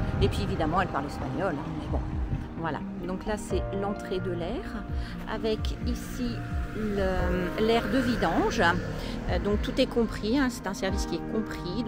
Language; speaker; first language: French; native; French